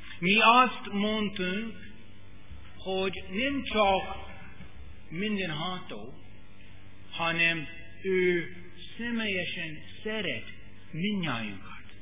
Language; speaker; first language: Hungarian; non-native, fluent; English